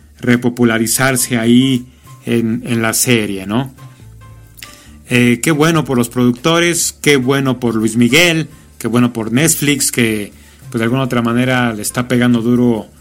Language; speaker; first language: Spanish; native; Spanish